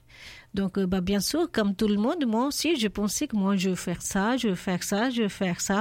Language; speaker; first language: French; non-native, learner; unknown